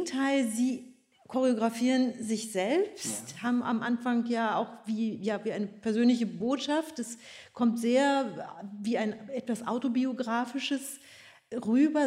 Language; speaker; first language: German; native; German